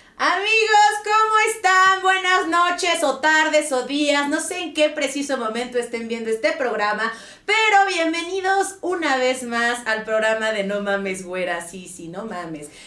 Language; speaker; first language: Spanish; native; Spanish